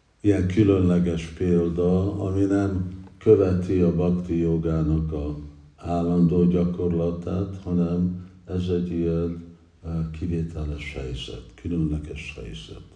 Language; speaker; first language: Hungarian; early bilingual, heritage; English